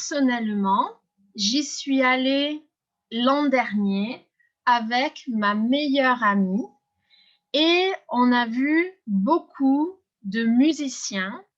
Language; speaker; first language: French; non-native, fluent; English